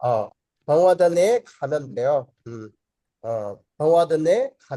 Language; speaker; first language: Korean; non-native, fluent; Burmese